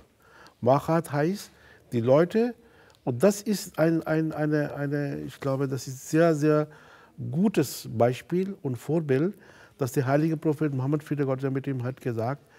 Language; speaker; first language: German; non-native, fluent; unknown